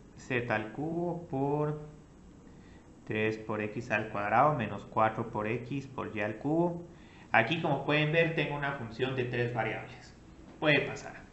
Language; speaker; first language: Spanish; native; Spanish